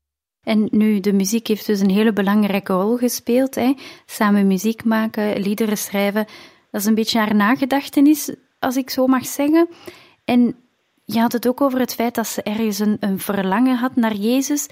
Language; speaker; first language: Dutch; native; Dutch